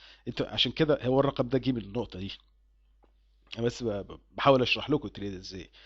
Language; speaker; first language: Arabic; native; Arabic